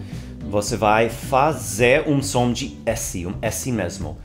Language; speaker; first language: Portuguese; non-native, fluent; English